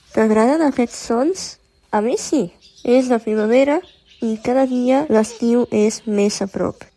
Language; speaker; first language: Catalan; non-native, fluent; Romanian